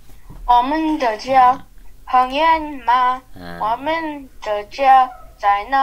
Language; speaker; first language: Chinese; non-native, learner; English